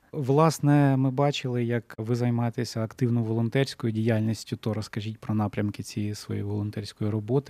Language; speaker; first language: Ukrainian; native; Ukrainian